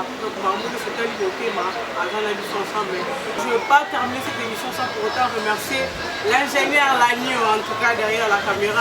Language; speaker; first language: French; non-native, local second language; Lingala